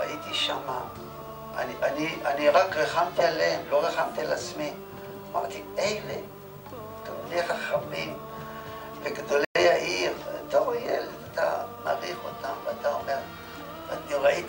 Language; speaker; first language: Hebrew; non-native, fluent; Yiddish